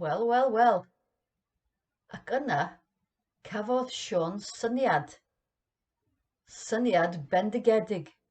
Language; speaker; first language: Welsh; non-native, learner; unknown